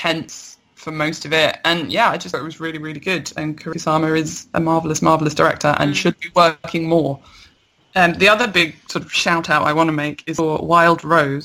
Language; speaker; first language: English; native; English